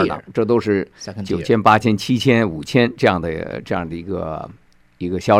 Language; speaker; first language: Chinese; native; Chinese